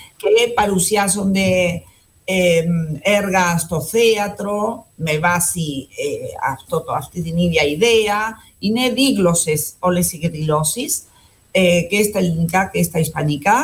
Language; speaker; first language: Greek; non-native, fluent; Spanish